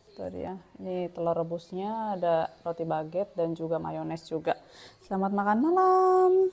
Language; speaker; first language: Indonesian; native; Indonesian